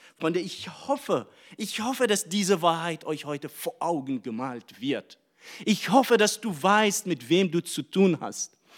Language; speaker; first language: German; non-native, fluent; Arabic